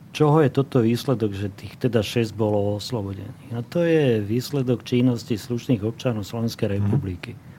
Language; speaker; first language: Slovak; native; Slovak